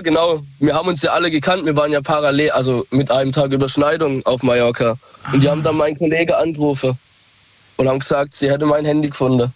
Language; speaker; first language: German; native; German